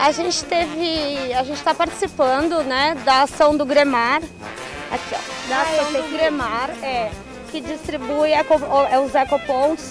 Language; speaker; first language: Portuguese; native; Portuguese